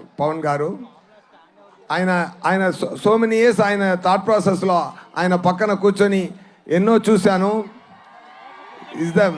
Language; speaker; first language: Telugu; non-native, learner; Tamil